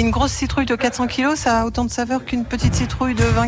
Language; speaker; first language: French; native; French